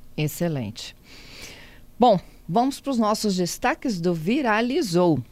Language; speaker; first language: Portuguese; native; Portuguese